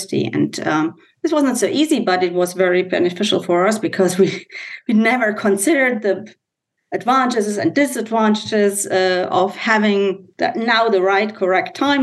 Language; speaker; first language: English; non-native, fluent; German